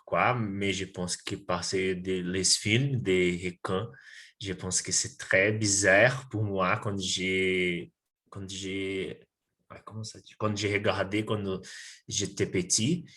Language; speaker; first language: French; non-native, learner; Portuguese